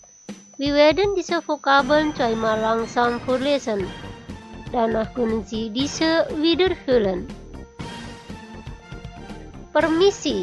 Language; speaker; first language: German; non-native, fluent; Indonesian